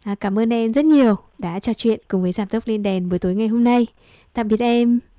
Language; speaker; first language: Vietnamese; native; Vietnamese